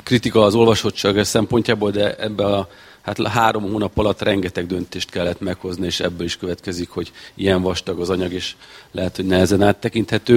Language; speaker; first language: Hungarian; native; Hungarian